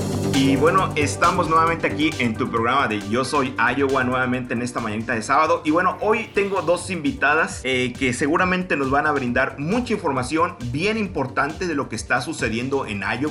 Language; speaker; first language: Spanish; native; Spanish